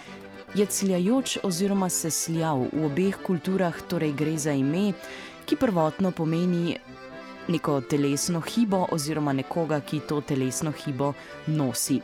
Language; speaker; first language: Slovenian; native; Slovenian